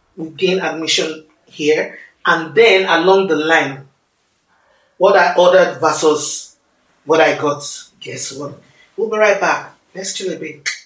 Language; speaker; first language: English; non-native, local second language; Yoruba